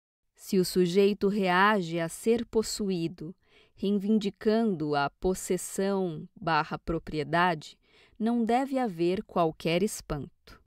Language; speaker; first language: Portuguese; native; Portuguese